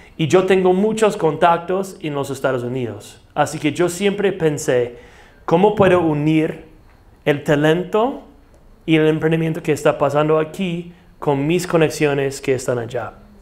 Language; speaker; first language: Spanish; non-native, fluent; English